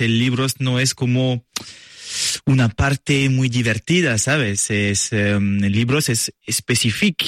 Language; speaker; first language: Spanish; non-native, learner; French